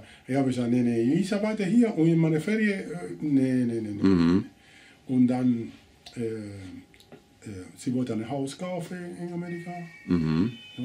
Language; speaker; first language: German; non-native, learner; Spanish